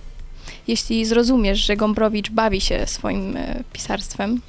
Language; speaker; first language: Polish; native; Polish